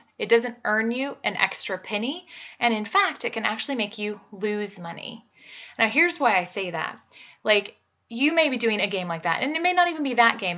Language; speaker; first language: English; native; English